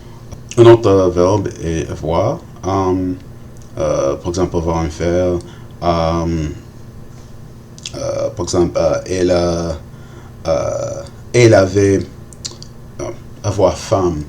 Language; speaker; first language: French; non-native, learner; English